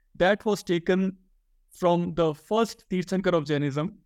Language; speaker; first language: English; non-native, local second language; Hindi